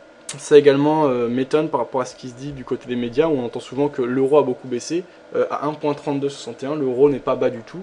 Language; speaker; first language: French; native; French